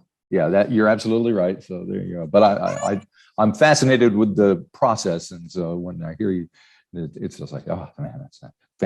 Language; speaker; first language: English; native; English